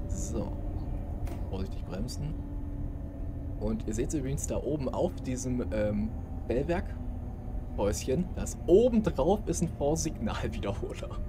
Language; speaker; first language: German; native; German